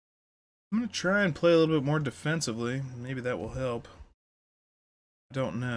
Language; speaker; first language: English; native; English